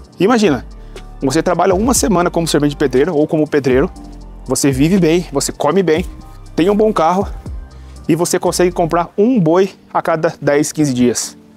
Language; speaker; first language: Portuguese; native; Portuguese